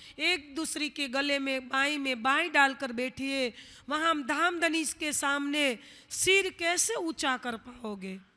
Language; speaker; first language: Hindi; non-native, local second language; Gujarati